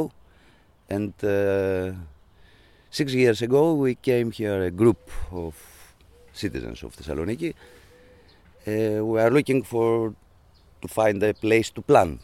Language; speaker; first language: English; non-native, learner; Greek